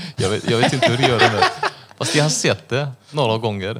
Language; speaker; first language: Swedish; non-native, fluent; Russian